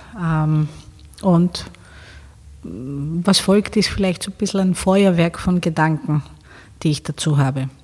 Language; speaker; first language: German; non-native, fluent; Greek